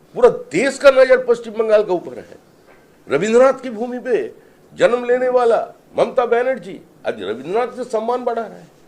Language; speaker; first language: Hindi; non-native, local second language; Bangla